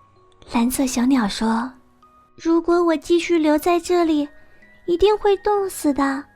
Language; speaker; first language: Chinese; native; Chinese